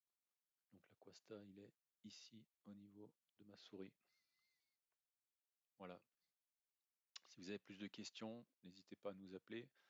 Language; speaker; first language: French; native; French